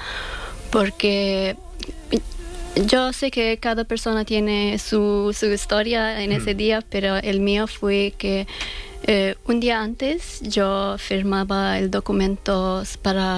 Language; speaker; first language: Spanish; non-native, fluent; Persian